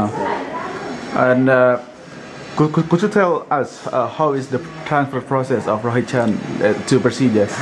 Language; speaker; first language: English; non-native, fluent; Indonesian